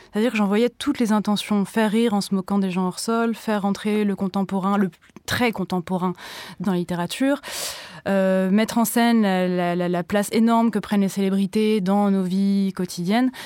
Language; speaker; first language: French; native; French